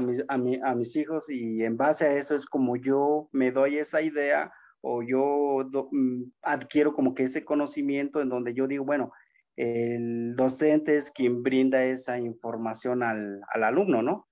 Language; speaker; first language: Spanish; native; Spanish